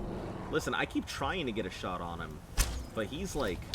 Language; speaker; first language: English; native; English